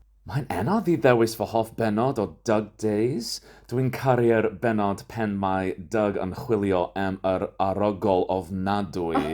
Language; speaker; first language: Welsh; non-native, fluent; English